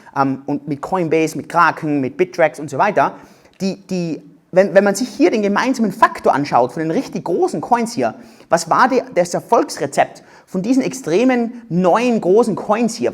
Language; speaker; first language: German; native; German